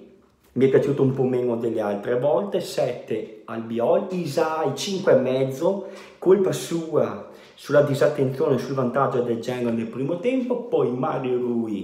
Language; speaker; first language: Italian; native; Italian